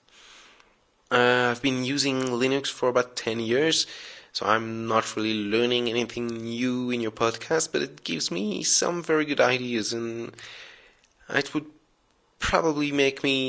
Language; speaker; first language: English; non-native, fluent; French